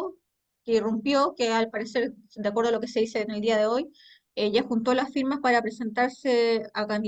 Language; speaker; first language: Spanish; native; Spanish